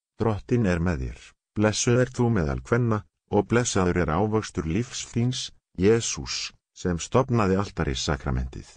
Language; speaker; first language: Icelandic; non-native, learner; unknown